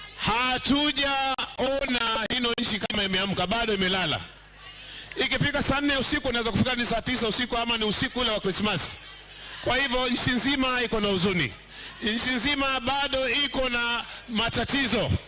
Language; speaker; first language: Swahili; native; Swahili